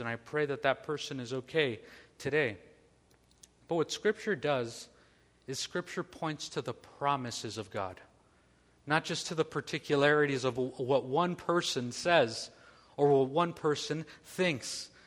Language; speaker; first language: English; native; English